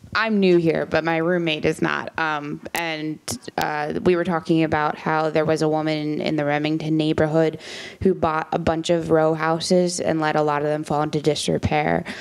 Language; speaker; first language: English; native; English